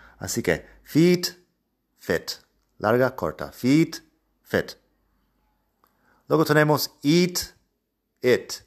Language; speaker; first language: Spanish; non-native, fluent; English